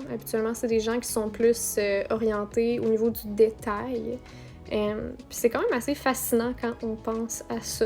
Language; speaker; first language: French; native; French